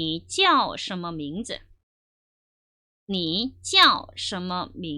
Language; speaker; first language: Chinese; non-native, fluent; Korean